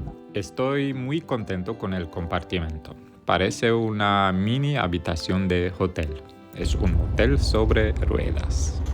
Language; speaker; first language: Spanish; non-native, fluent; Romanian